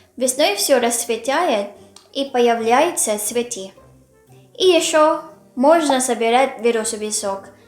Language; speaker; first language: Russian; non-native, fluent; Filipino